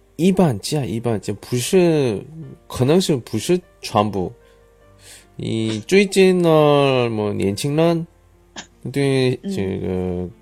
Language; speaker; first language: Chinese; non-native, learner; Korean